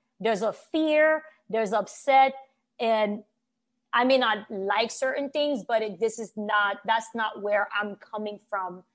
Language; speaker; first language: English; non-native, fluent; Haitian Creole